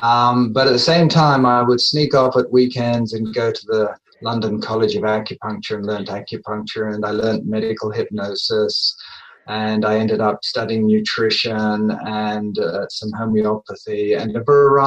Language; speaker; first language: English; native; English